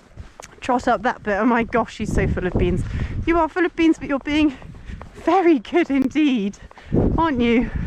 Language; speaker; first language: English; native; English